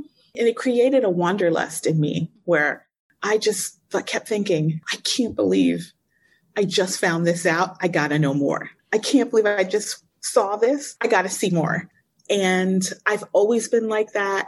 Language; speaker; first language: English; native; English